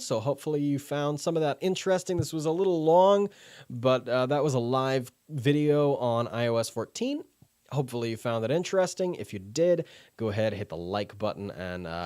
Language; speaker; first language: English; native; English